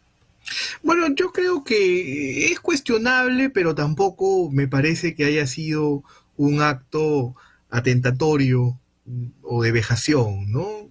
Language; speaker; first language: Spanish; native; Spanish